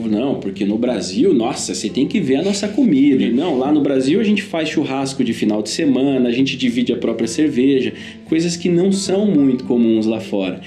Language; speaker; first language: Portuguese; native; Portuguese